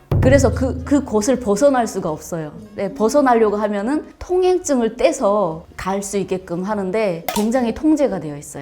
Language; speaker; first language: Korean; native; Korean